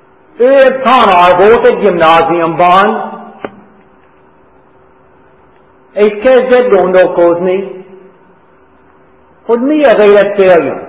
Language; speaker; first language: Hungarian; non-native, learner; English